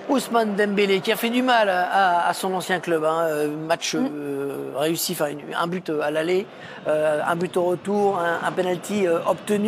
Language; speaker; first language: French; native; French